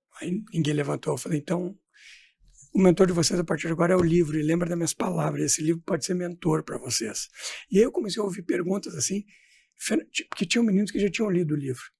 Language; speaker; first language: Portuguese; native; Portuguese